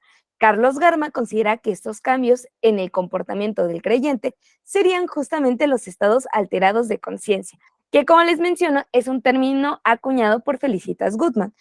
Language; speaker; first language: Spanish; native; Spanish